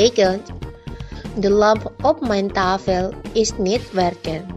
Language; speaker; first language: Dutch; non-native, learner; Indonesian